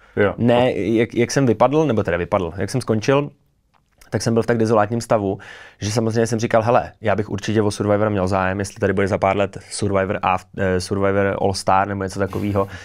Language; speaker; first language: Czech; native; Czech